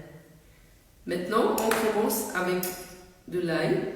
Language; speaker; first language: French; non-native, local second language; Arabic